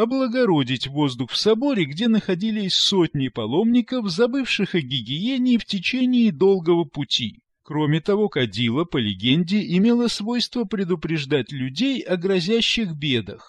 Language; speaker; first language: Russian; native; Russian